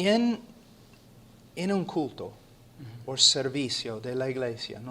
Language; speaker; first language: Spanish; non-native, fluent; English